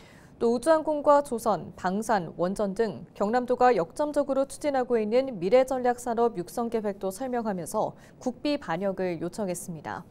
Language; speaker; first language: Korean; native; Korean